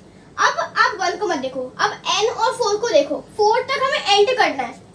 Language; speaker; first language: Hindi; native; Hindi